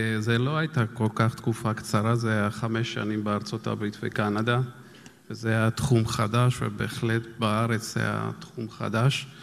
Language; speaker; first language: Hebrew; non-native, fluent; Georgian